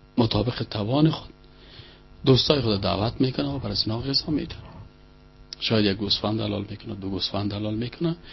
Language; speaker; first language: Persian; native; Persian